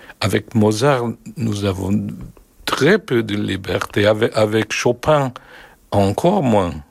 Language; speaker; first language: French; non-native, learner; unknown